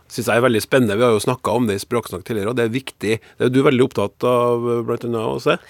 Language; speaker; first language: Norwegian; native; Norwegian